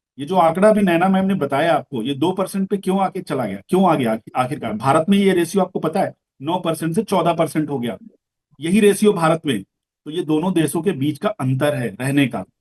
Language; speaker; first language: Hindi; native; Hindi